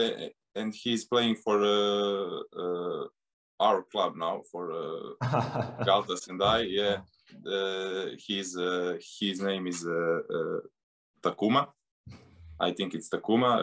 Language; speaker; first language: English; non-native, learner; Serbian